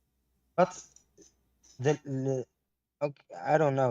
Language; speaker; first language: English; non-native, fluent; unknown